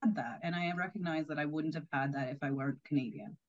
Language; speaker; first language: English; native; English